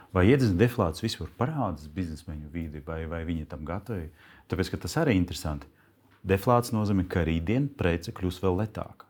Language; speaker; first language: Latvian; non-native, local second language; Russian